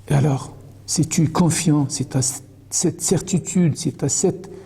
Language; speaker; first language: French; non-native, local second language; Arabic